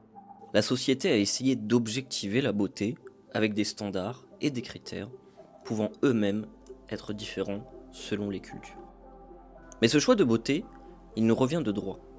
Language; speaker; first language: French; native; French